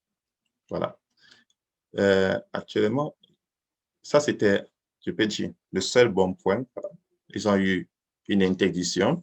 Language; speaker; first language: French; native; French